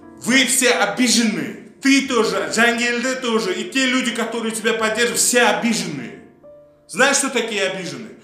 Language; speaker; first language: Russian; non-native, local second language; Uzbek